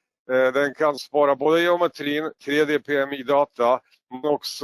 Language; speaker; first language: Swedish; non-native, fluent; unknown